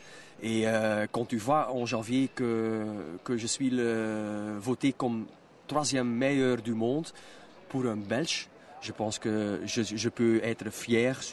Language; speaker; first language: French; non-native, local second language; Dutch